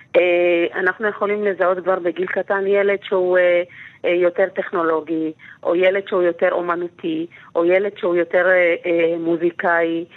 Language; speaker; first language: Hebrew; native; Hebrew